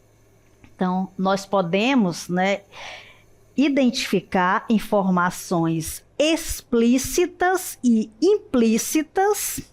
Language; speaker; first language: Portuguese; native; Portuguese